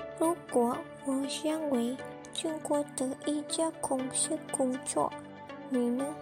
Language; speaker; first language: Chinese; non-native, learner; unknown